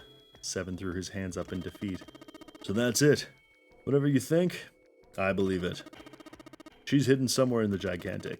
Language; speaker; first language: English; native; English